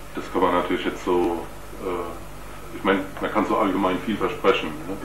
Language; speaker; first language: German; native; German